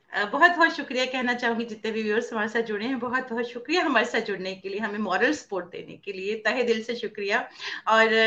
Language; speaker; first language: Hindi; native; Hindi